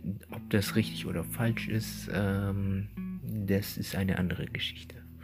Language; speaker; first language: German; native; German